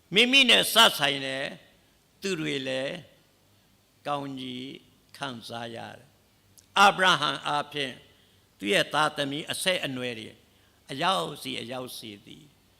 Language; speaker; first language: Burmese; non-native, local second language; S'gaw Karen